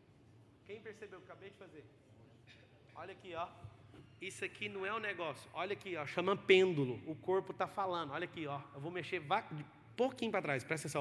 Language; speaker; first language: Portuguese; native; Portuguese